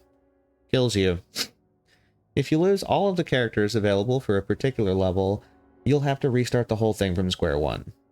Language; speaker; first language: English; native; English